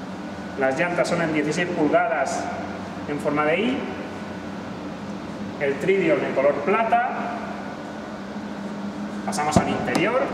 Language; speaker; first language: Spanish; native; Spanish